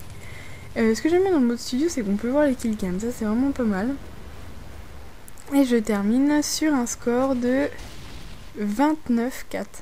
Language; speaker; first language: French; native; French